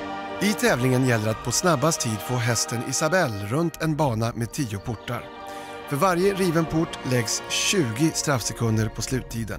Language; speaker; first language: Swedish; native; Swedish